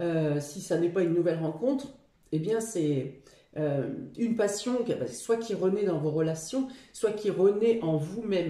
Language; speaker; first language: French; native; French